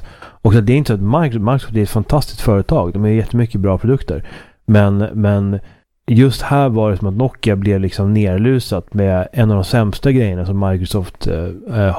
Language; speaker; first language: Swedish; native; Swedish